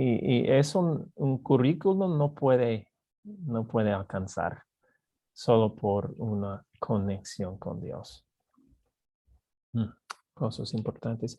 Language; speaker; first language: Spanish; non-native, fluent; English